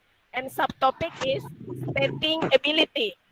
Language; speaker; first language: English; non-native, learner; Indonesian